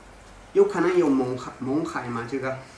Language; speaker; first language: Chinese; non-native, fluent; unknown